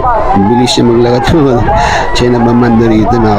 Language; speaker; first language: Filipino; native; Filipino